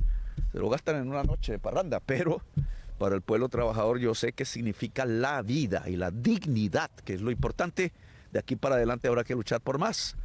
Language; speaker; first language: Spanish; native; Spanish